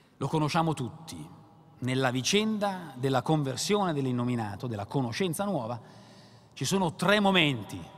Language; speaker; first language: Italian; native; Italian